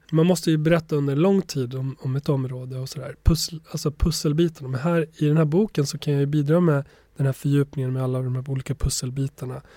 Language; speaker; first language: Swedish; early bilingual, other home language; Albanian